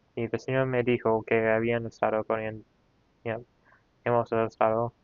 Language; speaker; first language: Spanish; non-native, learner; English